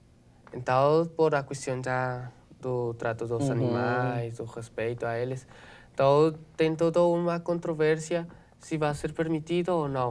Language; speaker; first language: Portuguese; non-native, learner; Spanish